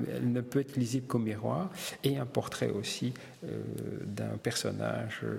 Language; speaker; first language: French; native; French